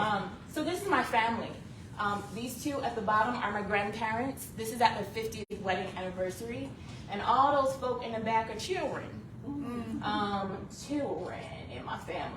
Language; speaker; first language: English; native; English